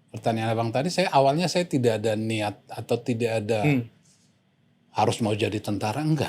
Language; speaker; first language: Indonesian; non-native, local second language; Batak Toba